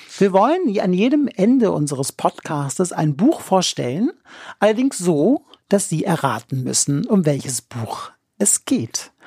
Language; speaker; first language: German; native; German